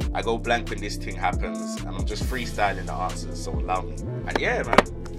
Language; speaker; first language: English; native; English